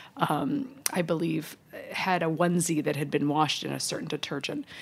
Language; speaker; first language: English; native; English